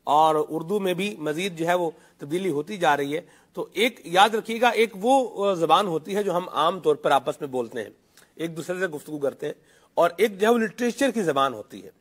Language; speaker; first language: Urdu; non-native, local second language; Punjabi